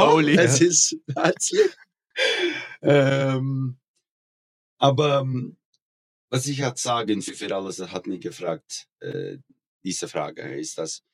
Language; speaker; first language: German; non-native, learner; Norwegian